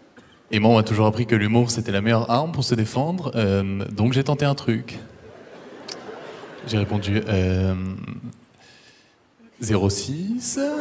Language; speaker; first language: French; native; French